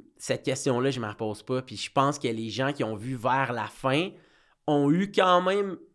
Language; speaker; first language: French; native; French